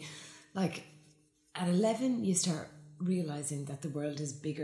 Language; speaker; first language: English; native; English